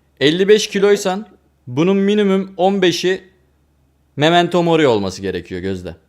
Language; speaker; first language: Turkish; native; Turkish